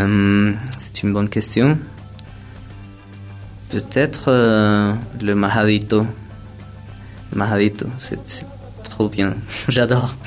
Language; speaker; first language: French; non-native, fluent; Spanish